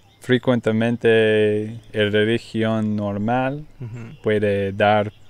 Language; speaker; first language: Spanish; non-native, learner; English